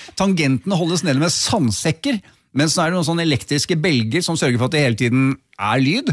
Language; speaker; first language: Norwegian; native; Norwegian